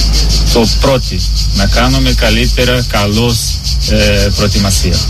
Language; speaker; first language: Greek; non-native, learner; Portuguese